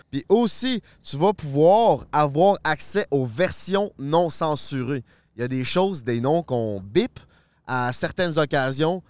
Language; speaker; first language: French; native; French